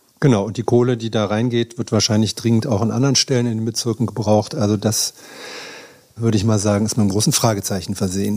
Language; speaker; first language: German; native; German